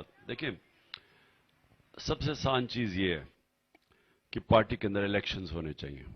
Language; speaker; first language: Urdu; native; Urdu